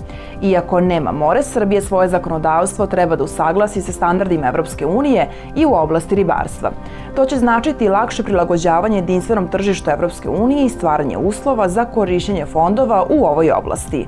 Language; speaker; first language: Serbian; native; Serbian